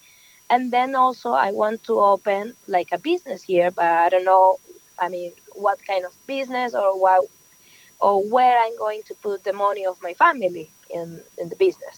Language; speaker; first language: English; non-native, learner; Spanish